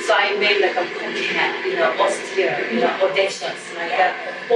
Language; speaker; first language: English; non-native, fluent; Korean